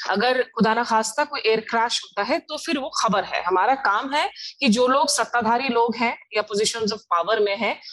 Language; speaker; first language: Hindi; native; Hindi